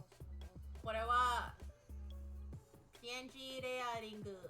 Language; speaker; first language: Japanese; non-native, learner; English